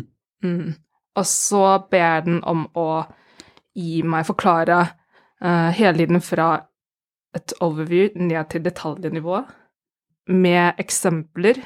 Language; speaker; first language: Norwegian; non-native, fluent; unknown